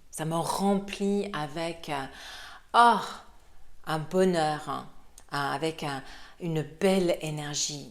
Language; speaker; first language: French; non-native, fluent; English